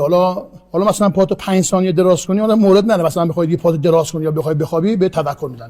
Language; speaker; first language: Persian; native; Persian